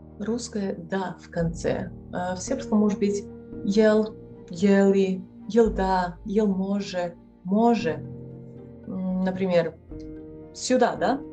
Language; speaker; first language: Russian; non-native, fluent; Serbian